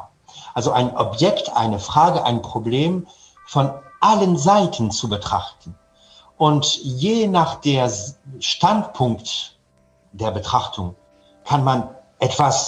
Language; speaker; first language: German; non-native, fluent; French